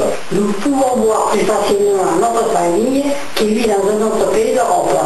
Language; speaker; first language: French; non-native, learner; Spanish